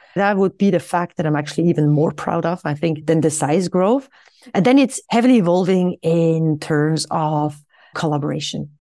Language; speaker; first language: English; non-native, fluent; Swiss German